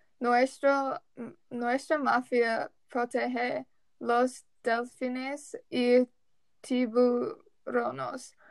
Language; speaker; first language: Spanish; non-native, learner; English